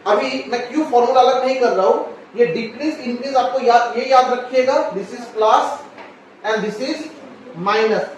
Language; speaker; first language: Hindi; non-native, local second language; Bangla